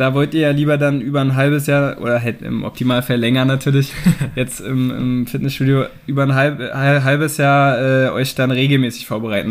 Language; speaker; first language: German; native; German